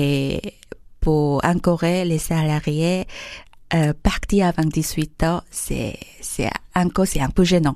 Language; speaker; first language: French; non-native, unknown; Korean